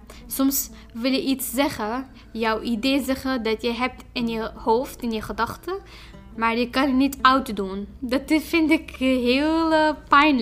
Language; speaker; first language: Dutch; non-native, fluent; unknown